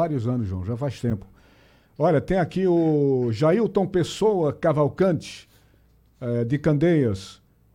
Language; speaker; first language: Portuguese; native; Portuguese